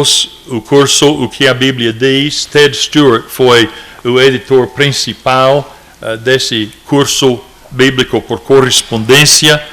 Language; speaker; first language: Portuguese; non-native, fluent; English